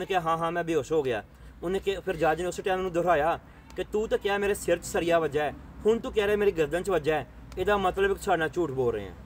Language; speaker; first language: Punjabi; native; Punjabi